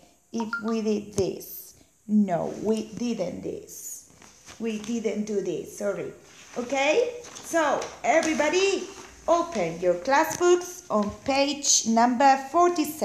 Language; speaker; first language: English; non-native, fluent; Spanish